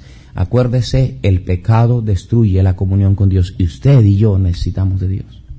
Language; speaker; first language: Spanish; native; Spanish